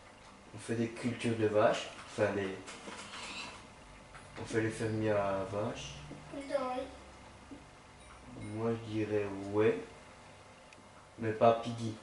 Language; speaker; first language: French; native; French